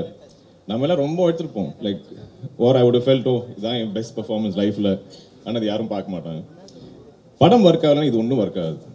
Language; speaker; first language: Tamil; non-native, fluent; Malayalam